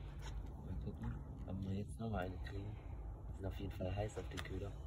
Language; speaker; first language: German; native; German